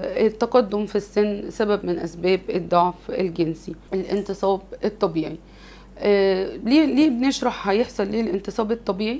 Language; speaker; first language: Arabic; native; Arabic